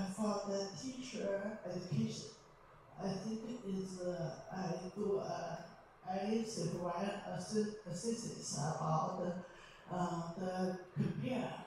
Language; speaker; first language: English; non-native, learner; Chinese